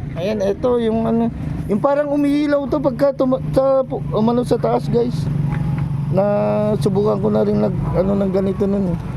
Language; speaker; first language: Filipino; non-native, local second language; Iloko